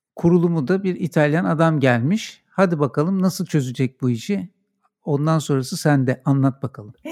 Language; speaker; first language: Turkish; native; Turkish